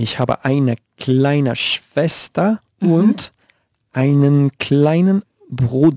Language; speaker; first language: German; non-native, learner; Spanish